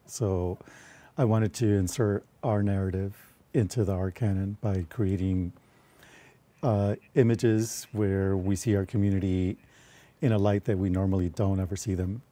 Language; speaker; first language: English; early bilingual, other home language; Spanish